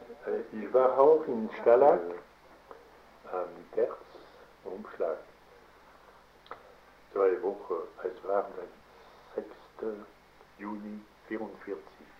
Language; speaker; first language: German; non-native, learner; French